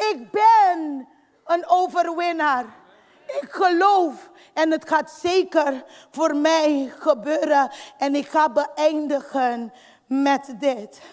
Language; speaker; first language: Dutch; non-native, fluent; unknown